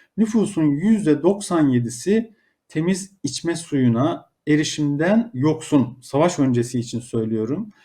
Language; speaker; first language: Turkish; native; Turkish